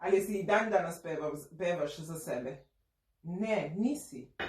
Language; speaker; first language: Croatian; non-native, fluent; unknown